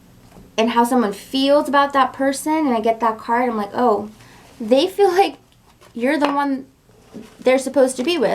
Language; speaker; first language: English; native; English